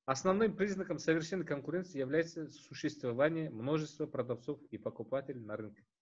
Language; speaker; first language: Russian; non-native, local second language; Kazakh